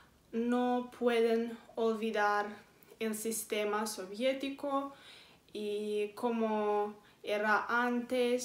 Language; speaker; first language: Spanish; non-native, fluent; Romanian